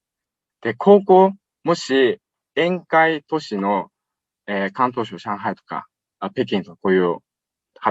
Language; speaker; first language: Japanese; non-native, fluent; Uyghur